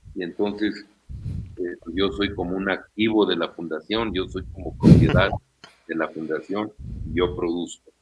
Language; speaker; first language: Spanish; native; Spanish